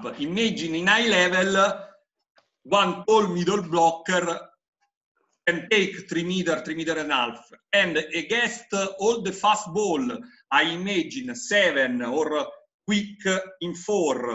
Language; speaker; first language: English; non-native, fluent; Italian